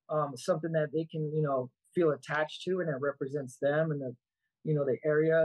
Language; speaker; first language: English; native; English